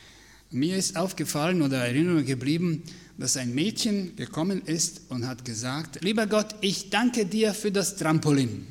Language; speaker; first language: German; non-native, fluent; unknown